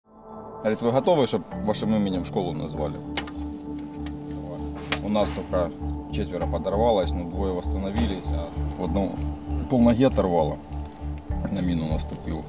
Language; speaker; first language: Russian; native; Russian